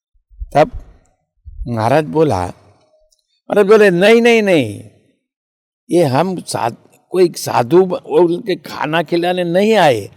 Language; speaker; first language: Hindi; non-native, local second language; Bangla